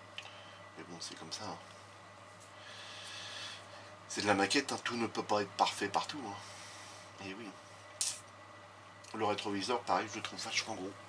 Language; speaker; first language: French; native; French